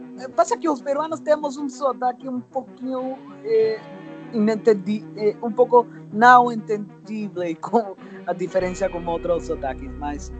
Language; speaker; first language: Portuguese; non-native, fluent; Spanish